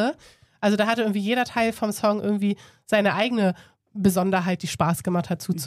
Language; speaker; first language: German; native; German